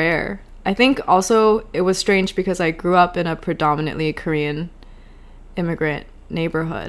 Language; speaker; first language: English; native; English